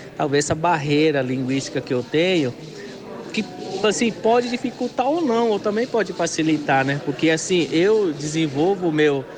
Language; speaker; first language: Portuguese; non-native, local second language; Guarani